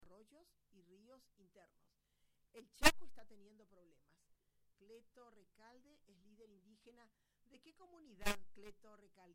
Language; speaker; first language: Spanish; native; Spanish